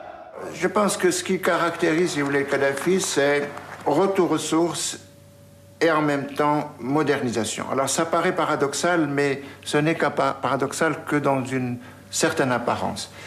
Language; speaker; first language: French; native; French